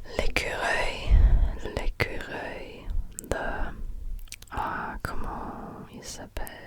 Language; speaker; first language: French; non-native, fluent; German